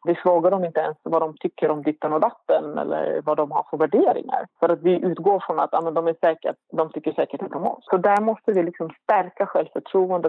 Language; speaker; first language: Swedish; non-native, fluent; Arabic